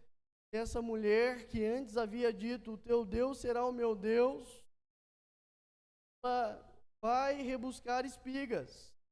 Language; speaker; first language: Portuguese; native; Portuguese